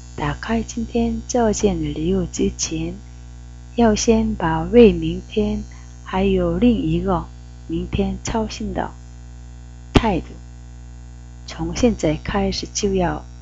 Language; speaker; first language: Chinese; non-native, fluent; Korean